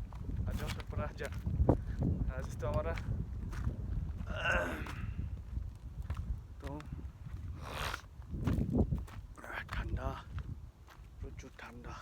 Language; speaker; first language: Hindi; non-native, learner; Bangla